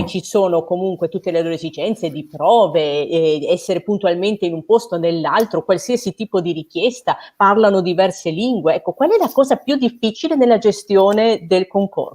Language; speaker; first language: Italian; native; Italian